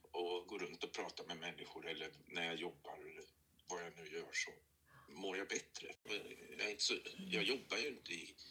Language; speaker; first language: Swedish; native; Swedish